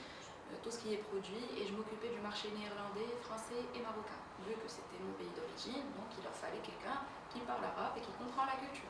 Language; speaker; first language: French; native; French